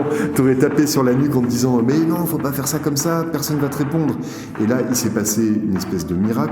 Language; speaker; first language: French; native; French